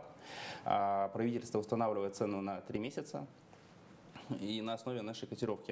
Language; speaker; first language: Russian; native; Russian